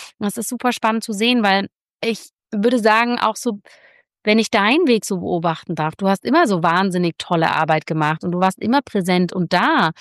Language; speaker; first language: German; native; German